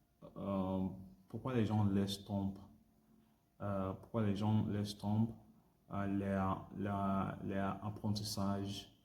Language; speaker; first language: French; non-native, learner; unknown